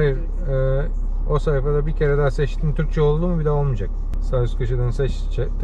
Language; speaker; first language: Turkish; early bilingual, heritage; Turkish